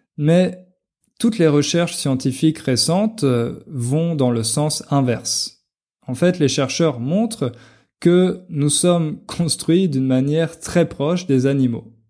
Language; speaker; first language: French; native; French